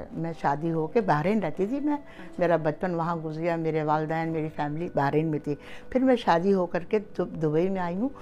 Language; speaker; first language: Urdu; early bilingual, heritage; Urdu